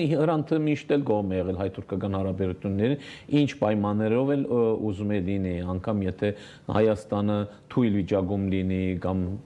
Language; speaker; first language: Armenian; native; Armenian